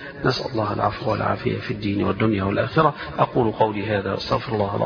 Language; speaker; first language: Arabic; native; Arabic